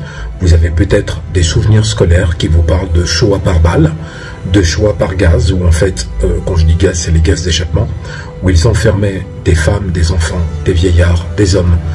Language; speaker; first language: French; native; French